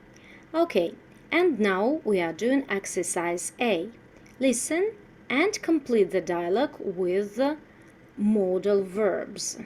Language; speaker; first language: English; non-native, fluent; Russian